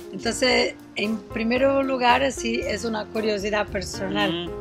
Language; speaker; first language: Spanish; non-native, fluent; Portuguese